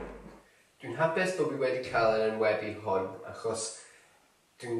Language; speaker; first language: Welsh; non-native, local second language; English